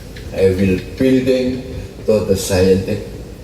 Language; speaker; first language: English; non-native, learner; Indonesian